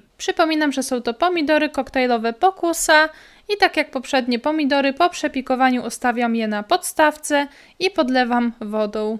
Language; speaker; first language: Polish; native; Polish